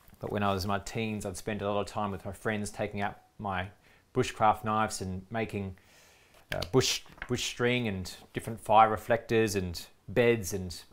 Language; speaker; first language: English; native; English